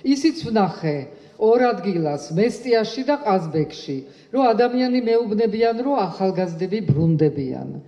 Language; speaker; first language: Georgian; early bilingual, heritage; Georgian